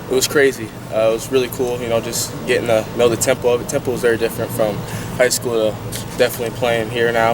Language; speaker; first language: English; native; English